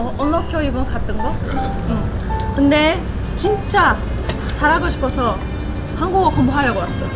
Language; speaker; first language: Korean; non-native, learner; Portuguese